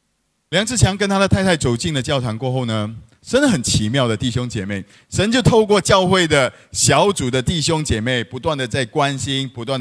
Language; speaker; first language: Chinese; native; Chinese